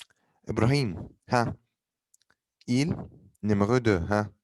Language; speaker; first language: French; non-native, fluent; Arabic